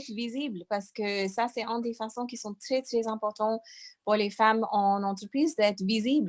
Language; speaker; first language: French; non-native, fluent; English